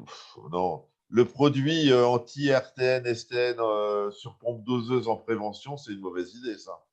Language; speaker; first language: French; native; French